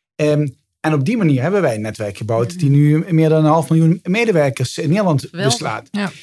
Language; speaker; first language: Dutch; native; Dutch